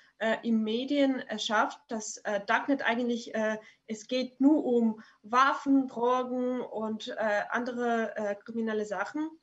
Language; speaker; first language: German; non-native, fluent; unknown